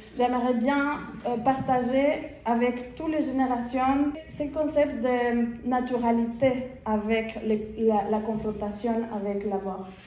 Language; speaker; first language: French; non-native, fluent; Spanish